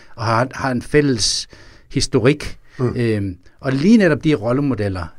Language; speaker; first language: Danish; native; Danish